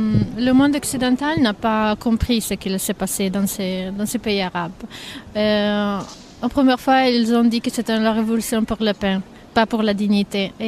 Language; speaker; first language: French; non-native, fluent; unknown